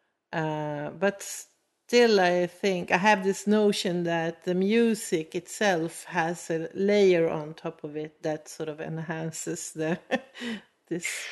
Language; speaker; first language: English; non-native, fluent; Swedish